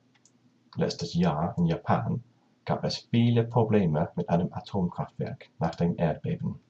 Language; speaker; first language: German; non-native, learner; English